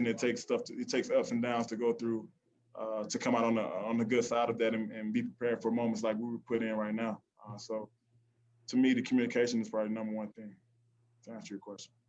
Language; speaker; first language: English; native; English